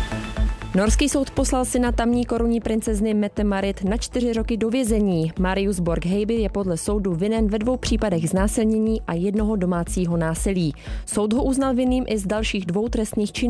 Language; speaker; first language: Czech; native; Czech